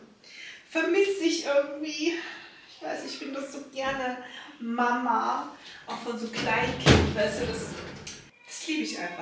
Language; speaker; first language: German; native; German